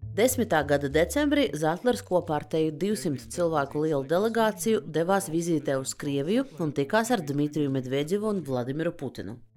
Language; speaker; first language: Latvian; native; Latvian